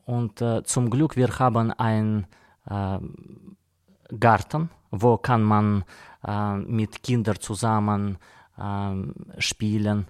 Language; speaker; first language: German; non-native, learner; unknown